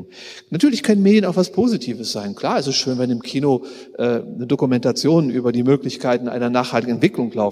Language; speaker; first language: German; native; German